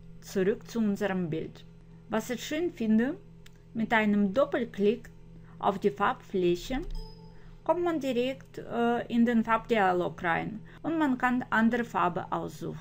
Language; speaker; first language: German; non-native, fluent; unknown